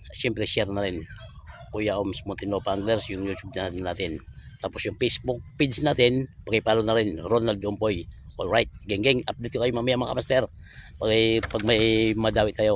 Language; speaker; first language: Filipino; native; Filipino